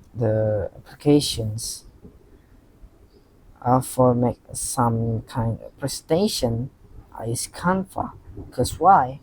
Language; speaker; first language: English; non-native, learner; Indonesian